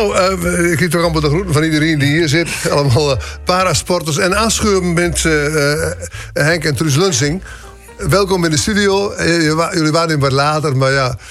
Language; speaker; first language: Dutch; native; Dutch